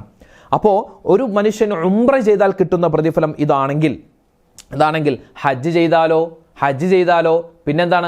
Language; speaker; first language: Malayalam; native; Malayalam